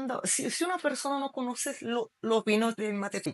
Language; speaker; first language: Spanish; non-native, fluent; Portuguese